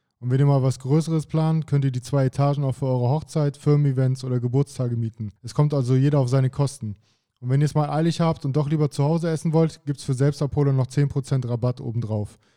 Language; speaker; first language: German; native; German